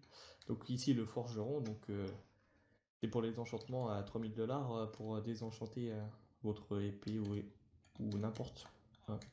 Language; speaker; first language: French; native; French